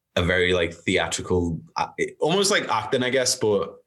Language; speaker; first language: English; native; English